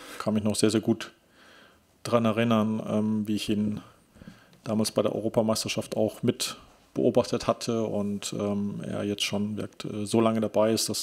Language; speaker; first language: German; native; German